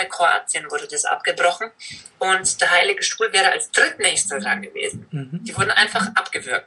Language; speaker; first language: German; native; German